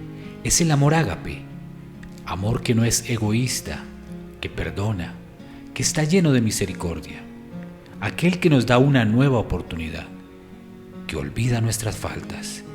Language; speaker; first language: Spanish; native; Spanish